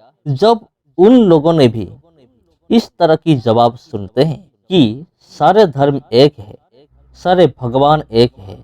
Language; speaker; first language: Hindi; non-native, local second language; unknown